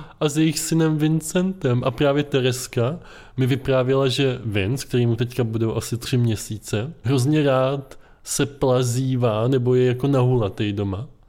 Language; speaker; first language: Czech; native; Czech